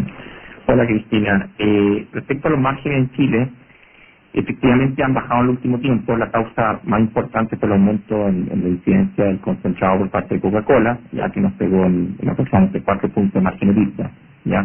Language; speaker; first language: Spanish; native; Spanish